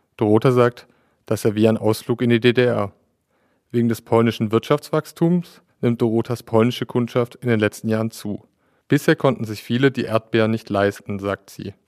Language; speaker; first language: German; native; German